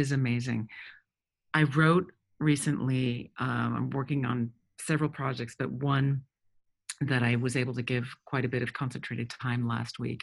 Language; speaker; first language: English; early bilingual, other home language; French